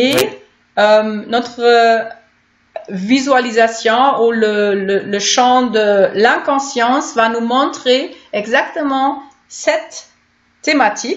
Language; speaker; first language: French; non-native, fluent; German